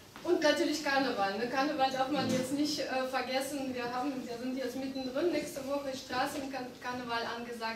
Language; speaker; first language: German; non-native, fluent; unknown